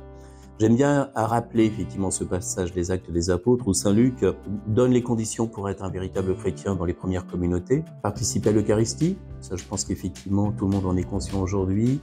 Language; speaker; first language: French; native; French